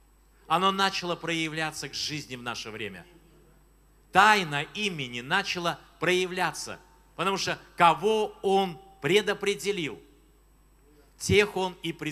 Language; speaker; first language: Russian; native; Russian